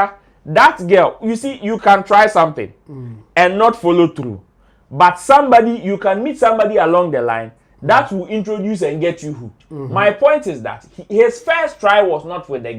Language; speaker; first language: English; non-native, local second language; Akan